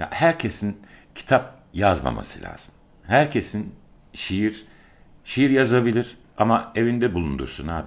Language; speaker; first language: Turkish; native; Turkish